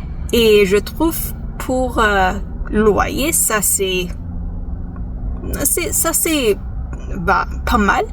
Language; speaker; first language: French; non-native, fluent; English